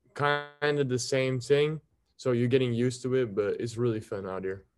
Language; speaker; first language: English; non-native, fluent; Dutch